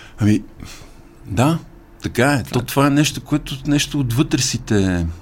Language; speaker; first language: Bulgarian; native; Bulgarian